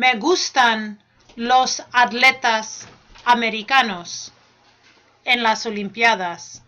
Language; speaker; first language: Spanish; non-native, fluent; English